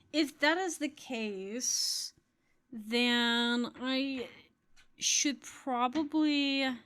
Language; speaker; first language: English; native; English